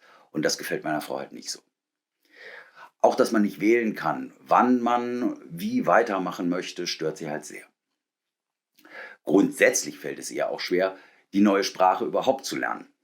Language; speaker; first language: German; native; German